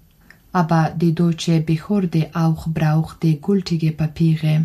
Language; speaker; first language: German; non-native, learner; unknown